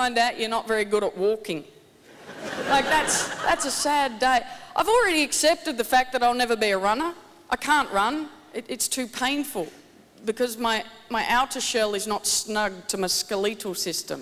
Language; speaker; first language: English; native; English